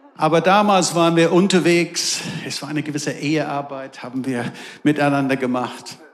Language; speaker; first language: German; non-native, fluent; English